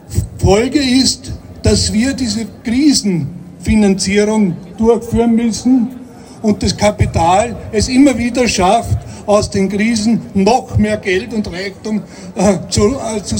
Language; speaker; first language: German; native; German